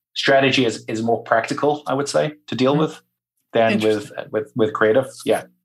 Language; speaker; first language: English; native; English